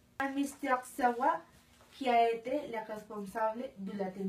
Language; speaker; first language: French; non-native, learner; Spanish